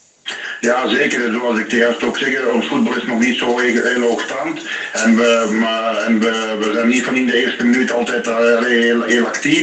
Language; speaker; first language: Dutch; native; Dutch